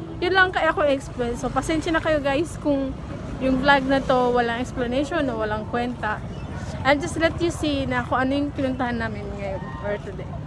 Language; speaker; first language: Filipino; non-native, local second language; Cebuano